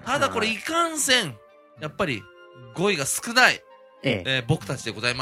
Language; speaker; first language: Japanese; native; Japanese